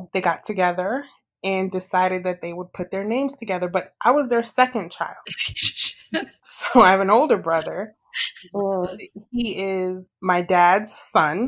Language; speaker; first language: English; native; English